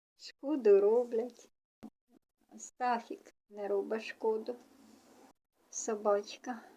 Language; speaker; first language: Ukrainian; non-native, local second language; Russian